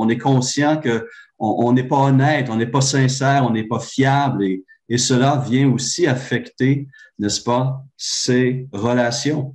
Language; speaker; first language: French; native; French